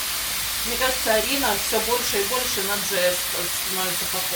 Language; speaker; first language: Russian; native; Russian